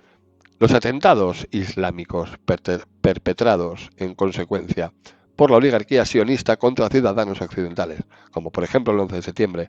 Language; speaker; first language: Spanish; native; Spanish